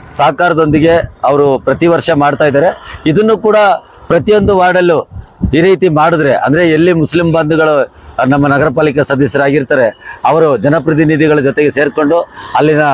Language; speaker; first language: Kannada; native; Kannada